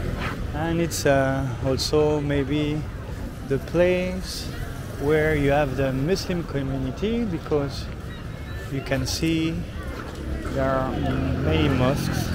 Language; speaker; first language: English; non-native, fluent; French